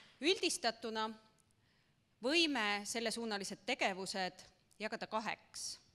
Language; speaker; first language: Estonian; native; Estonian